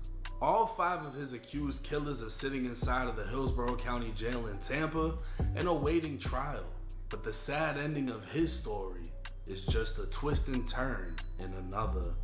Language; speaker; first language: English; native; English